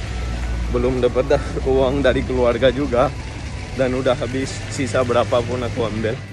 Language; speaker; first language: Indonesian; non-native, learner; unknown